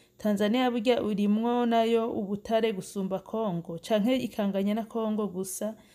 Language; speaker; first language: Rundi; early bilingual, heritage; Rundi